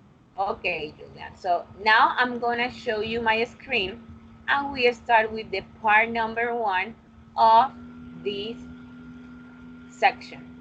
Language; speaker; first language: English; non-native, fluent; Spanish